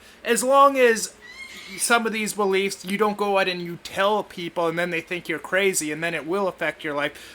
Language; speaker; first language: English; native; English